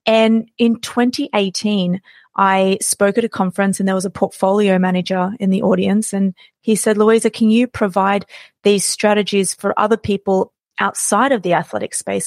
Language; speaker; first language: English; native; English